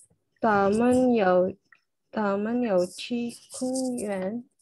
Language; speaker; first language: Chinese; non-native, learner; Indonesian